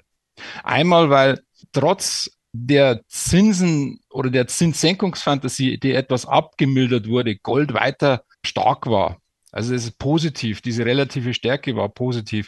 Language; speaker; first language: German; native; German